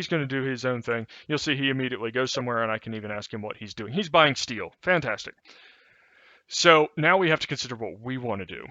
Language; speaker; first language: English; native; English